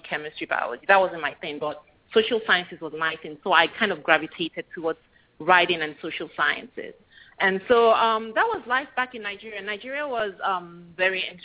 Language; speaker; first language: English; non-native, local second language; Yoruba